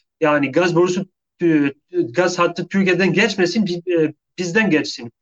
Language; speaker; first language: Turkish; non-native, fluent; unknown